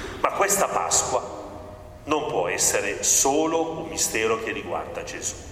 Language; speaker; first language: Italian; native; Italian